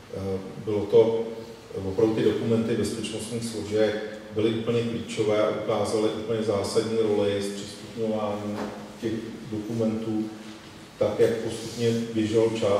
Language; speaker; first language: Czech; native; Czech